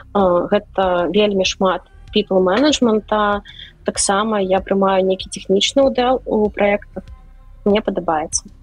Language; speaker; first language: Belarusian; non-native, local second language; Russian